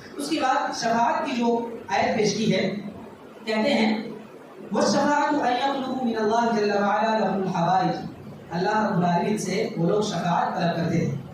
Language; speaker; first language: Urdu; native; Urdu